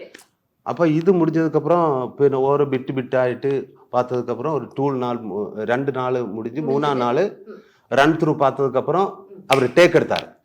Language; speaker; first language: Tamil; non-native, learner; Malayalam